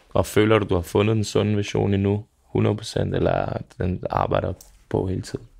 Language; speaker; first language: Danish; early bilingual, other home language; Serbian